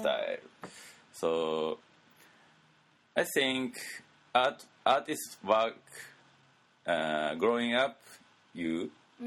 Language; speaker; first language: English; non-native, learner; Japanese